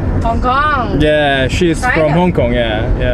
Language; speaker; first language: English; non-native, learner; Korean